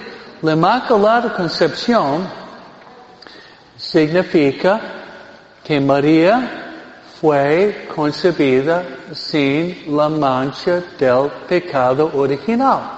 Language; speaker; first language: Spanish; non-native, fluent; English